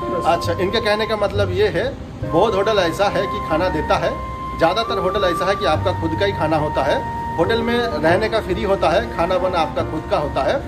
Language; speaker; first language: Hindi; non-native, local second language; Bangla